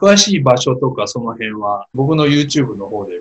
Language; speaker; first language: Japanese; native; Japanese